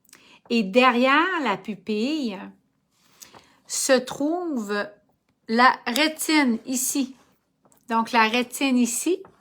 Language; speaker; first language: French; native; French